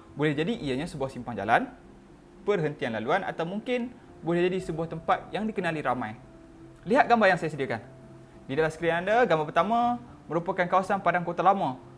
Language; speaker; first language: Malay; native; Malay